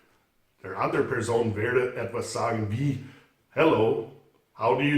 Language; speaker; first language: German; non-native, fluent; English